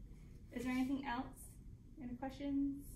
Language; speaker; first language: English; native; English